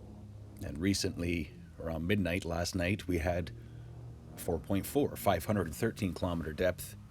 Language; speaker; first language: English; native; English